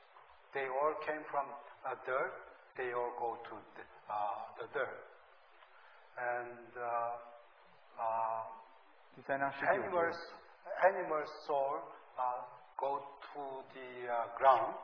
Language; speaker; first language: English; non-native, learner; Korean